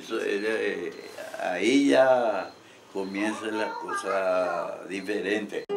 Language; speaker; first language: Spanish; non-native, local second language; Guarani